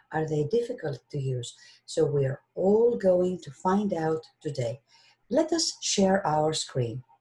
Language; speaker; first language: English; non-native, fluent; Greek